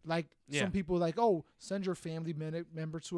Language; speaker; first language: English; native; English